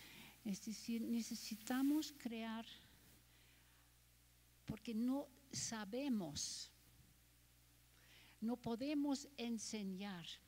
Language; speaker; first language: Spanish; non-native, fluent; German